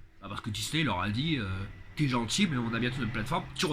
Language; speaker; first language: French; native; French